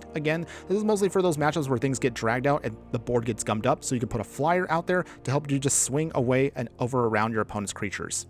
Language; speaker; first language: English; native; English